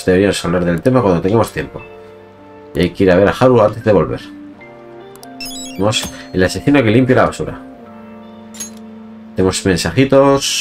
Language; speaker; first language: Spanish; native; Spanish